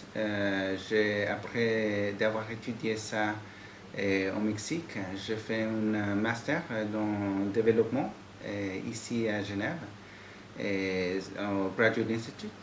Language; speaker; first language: French; non-native, fluent; Spanish